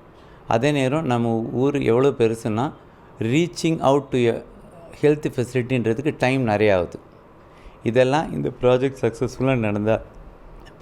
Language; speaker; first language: Tamil; native; Tamil